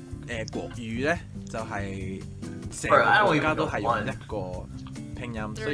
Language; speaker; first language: Cantonese; non-native, fluent; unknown